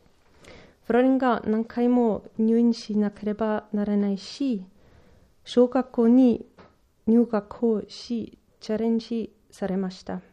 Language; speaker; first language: Japanese; non-native, learner; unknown